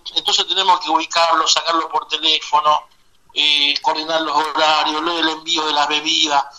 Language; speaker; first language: Spanish; native; Spanish